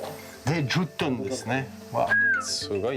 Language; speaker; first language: Japanese; non-native, learner; French